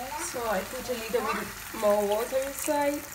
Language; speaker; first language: English; non-native, fluent; Swahili